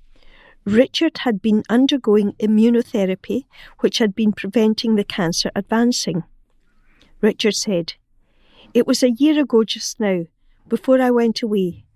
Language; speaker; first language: English; native; English